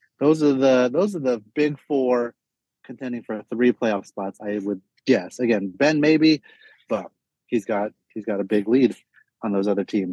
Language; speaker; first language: English; native; English